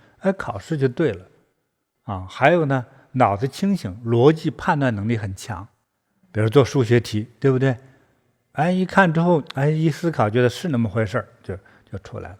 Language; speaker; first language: Chinese; native; Chinese